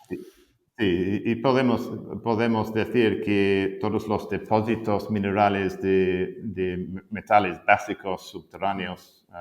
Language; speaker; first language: Spanish; non-native, fluent; English